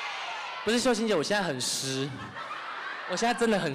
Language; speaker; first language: Chinese; native; Chinese